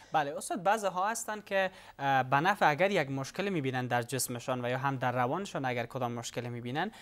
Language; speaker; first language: Persian; native; Persian